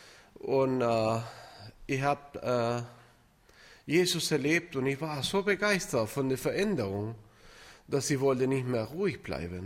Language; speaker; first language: German; non-native, fluent; Spanish